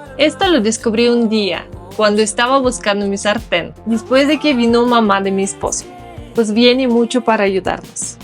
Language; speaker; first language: Spanish; non-native, fluent; Russian